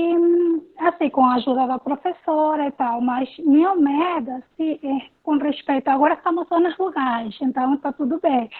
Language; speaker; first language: Portuguese; non-native, fluent; Spanish